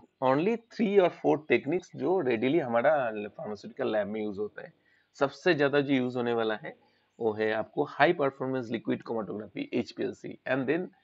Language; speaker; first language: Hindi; non-native, local second language; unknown